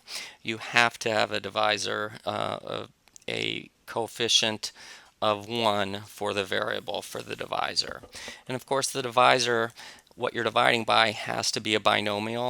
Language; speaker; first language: English; native; English